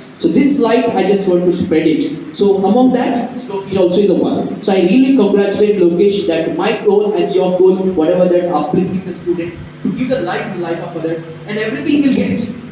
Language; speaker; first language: English; non-native, local second language; Telugu